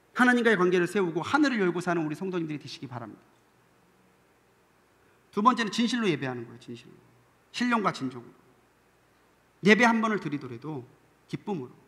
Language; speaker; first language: Korean; native; Korean